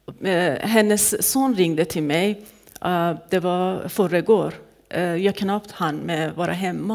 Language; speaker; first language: Swedish; non-native, fluent; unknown